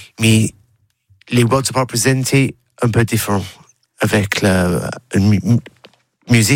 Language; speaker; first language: French; non-native, learner; English